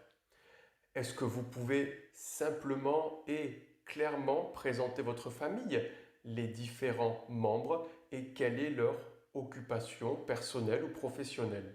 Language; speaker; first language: French; native; French